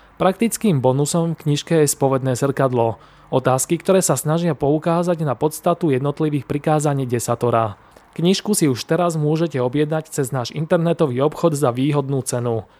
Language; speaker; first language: Slovak; native; Slovak